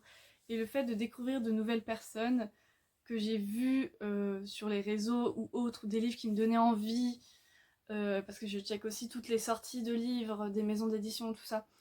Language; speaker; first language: French; native; French